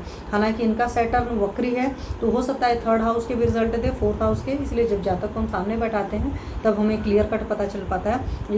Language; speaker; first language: Hindi; native; Hindi